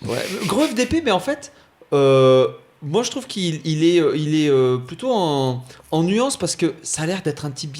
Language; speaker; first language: French; native; French